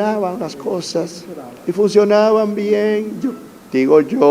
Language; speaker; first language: Spanish; native; Spanish